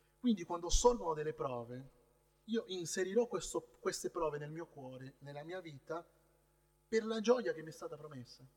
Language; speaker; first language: Italian; non-native, fluent; Spanish